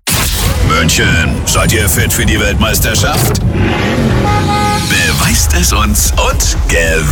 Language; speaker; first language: German; native; German